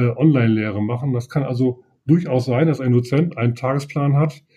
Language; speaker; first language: German; native; German